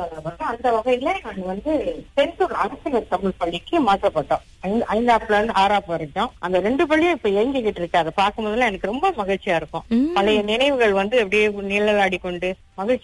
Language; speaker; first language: Tamil; early bilingual, heritage; Tamil